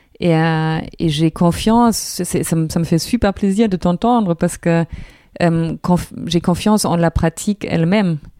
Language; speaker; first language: French; non-native, fluent; German